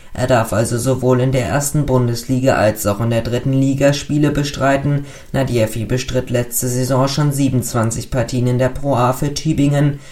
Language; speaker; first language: German; native; German